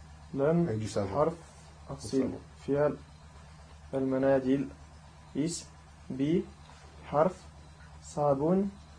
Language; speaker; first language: Arabic; non-native, learner; French